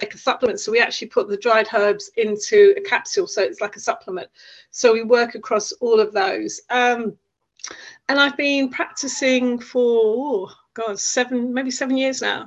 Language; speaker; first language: English; native; English